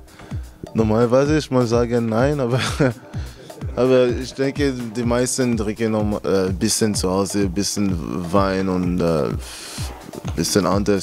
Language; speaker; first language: German; non-native, learner; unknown